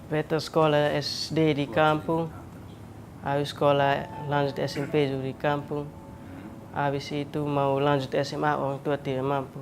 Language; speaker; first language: Indonesian; non-native, local second language; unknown